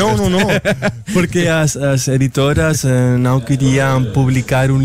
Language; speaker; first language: Portuguese; non-native, learner; Spanish